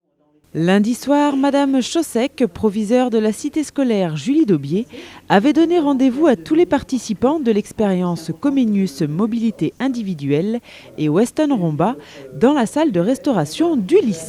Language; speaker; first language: French; native; French